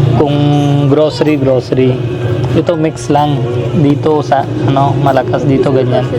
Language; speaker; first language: Filipino; non-native, learner; Hindi